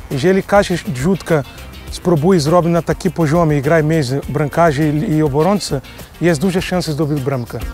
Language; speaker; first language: Polish; non-native, learner; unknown